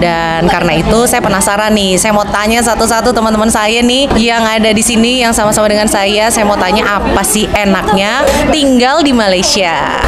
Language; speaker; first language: Indonesian; native; Indonesian